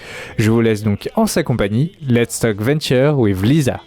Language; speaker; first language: French; native; French